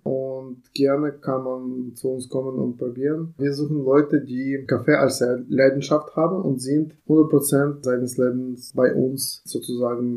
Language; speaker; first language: German; non-native, fluent; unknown